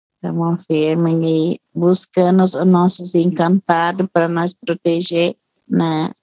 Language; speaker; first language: Portuguese; non-native, local second language; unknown